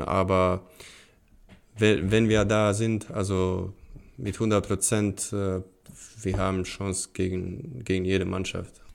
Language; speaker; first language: German; non-native, fluent; Bosnian